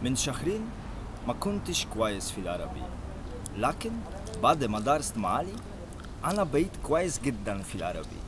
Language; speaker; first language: Arabic; non-native, learner; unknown